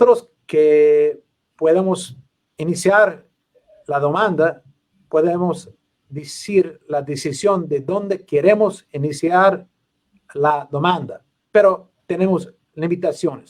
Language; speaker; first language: Spanish; non-native, learner; English